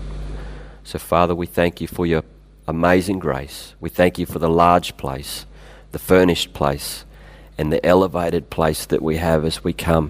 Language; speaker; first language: English; native; English